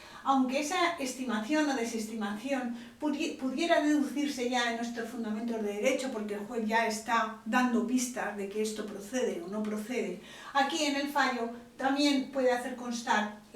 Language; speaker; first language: Spanish; native; Spanish